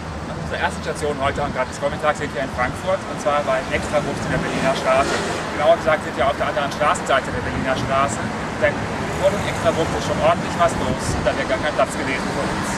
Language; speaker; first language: German; native; German